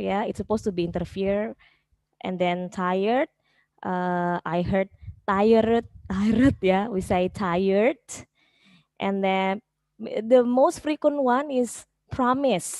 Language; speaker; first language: English; non-native, fluent; Indonesian